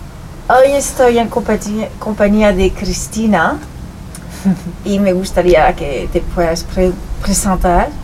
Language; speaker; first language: Spanish; non-native, fluent; French